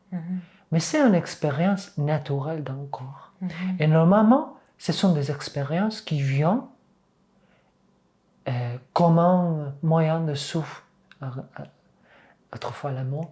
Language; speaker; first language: French; non-native, fluent; Catalan